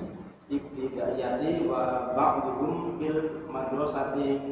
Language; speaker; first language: Arabic; non-native, learner; Indonesian